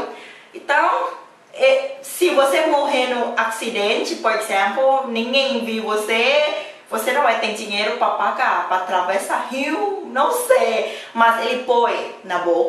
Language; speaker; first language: Portuguese; non-native, learner; Thai